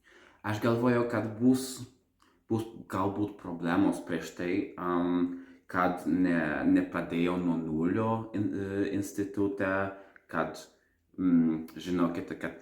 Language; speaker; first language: Lithuanian; non-native, learner; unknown